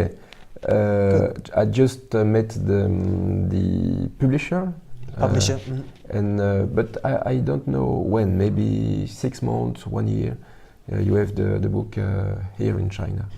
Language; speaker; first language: English; non-native, learner; French